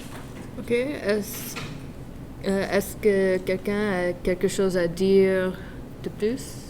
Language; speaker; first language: French; non-native, learner; English